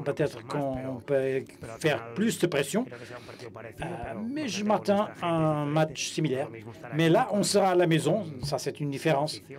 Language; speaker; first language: French; non-native, fluent; Spanish